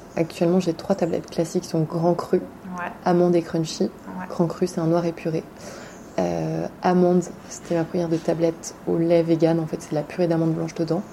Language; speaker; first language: French; native; French